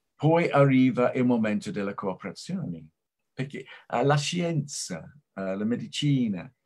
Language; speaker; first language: Italian; non-native, fluent; English